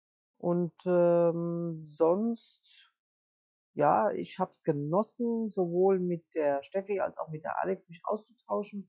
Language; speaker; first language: German; native; German